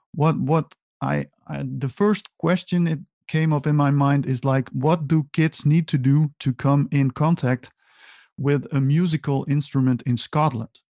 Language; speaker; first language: English; non-native, fluent; Dutch